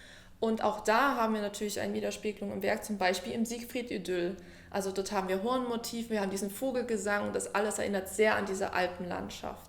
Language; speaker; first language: German; native; German